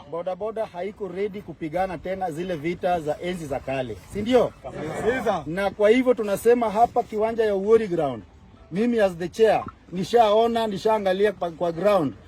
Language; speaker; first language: Swahili; non-native, local second language; Luo (Kenya and Tanzania)